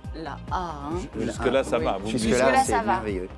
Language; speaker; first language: French; native; French